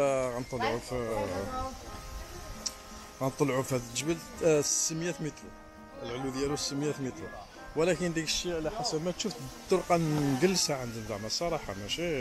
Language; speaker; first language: Arabic; early bilingual, heritage; Arabic